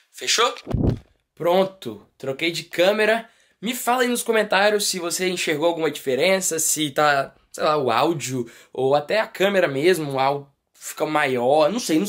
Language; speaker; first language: Portuguese; native; Portuguese